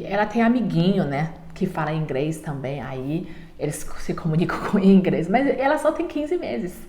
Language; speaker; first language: Portuguese; non-native, learner; Chinese